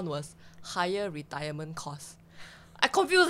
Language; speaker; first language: English; early bilingual, other home language; Chinese